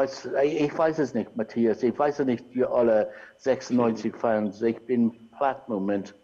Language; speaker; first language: German; non-native, fluent; English